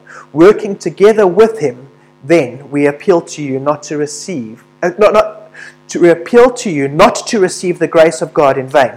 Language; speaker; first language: English; native; English